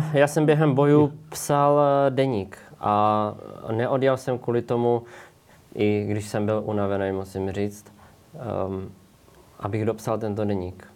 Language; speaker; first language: Czech; native; Czech